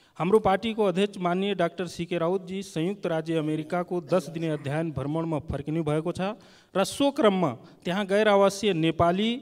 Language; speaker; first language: Nepali; non-native, local second language; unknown